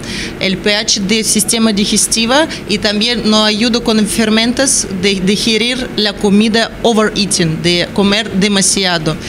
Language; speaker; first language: Spanish; non-native, learner; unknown